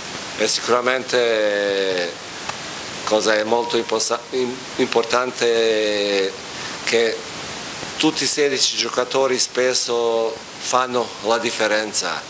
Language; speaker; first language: Italian; non-native, fluent; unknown